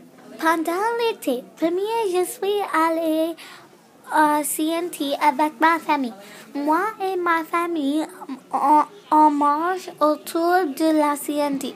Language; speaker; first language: French; non-native, learner; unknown